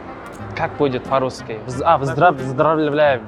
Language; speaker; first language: Russian; non-native, local second language; Kazakh